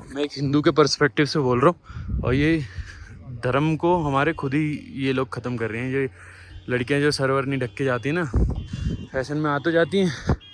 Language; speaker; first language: Hindi; native; Hindi